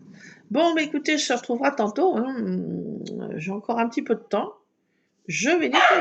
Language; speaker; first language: French; native; French